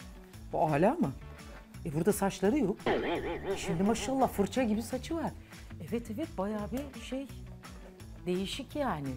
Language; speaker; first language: Turkish; native; Turkish